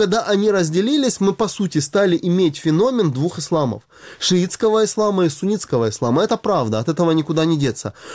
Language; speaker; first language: Russian; native; Russian